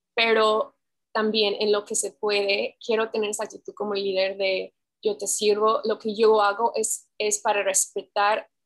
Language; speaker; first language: Spanish; non-native, fluent; English